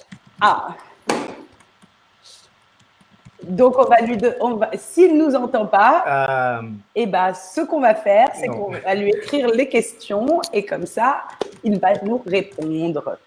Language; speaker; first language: French; native; French